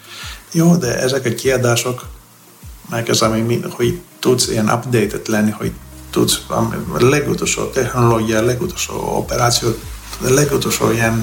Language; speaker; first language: Hungarian; non-native, fluent; Greek